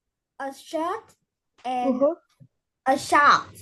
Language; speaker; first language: English; non-native, learner; Vietnamese